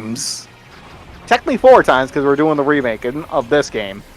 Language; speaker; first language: English; native; English